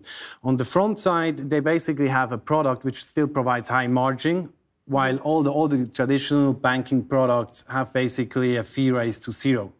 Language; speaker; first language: English; non-native, fluent; German